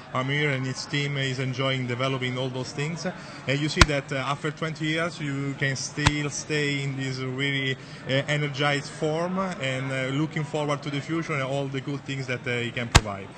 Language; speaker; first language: English; non-native, fluent; Italian